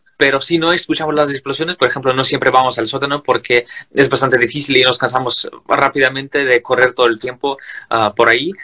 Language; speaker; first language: Spanish; non-native, fluent; Russian